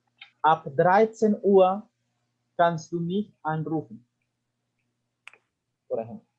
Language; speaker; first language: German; non-native, fluent; Spanish